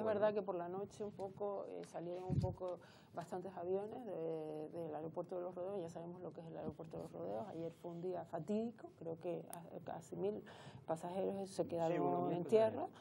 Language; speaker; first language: Spanish; native; Spanish